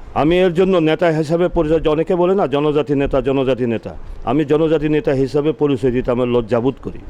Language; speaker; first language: Bangla; non-native, local second language; Chakma